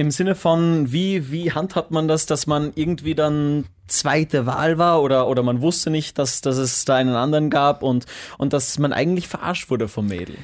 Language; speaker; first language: German; native; German